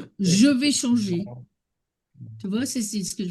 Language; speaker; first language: French; native; French